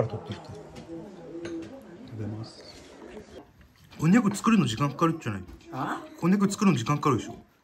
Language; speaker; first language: Japanese; native; Japanese